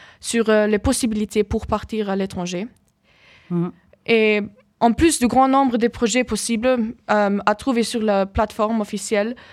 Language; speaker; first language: French; non-native, learner; German